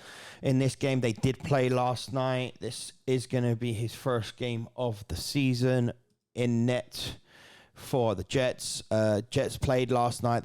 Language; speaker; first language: English; native; English